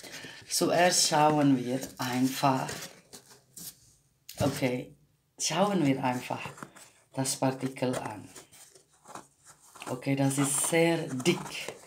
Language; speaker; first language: German; non-native, learner; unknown